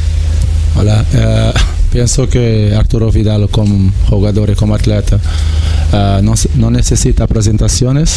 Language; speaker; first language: Spanish; non-native, fluent; Portuguese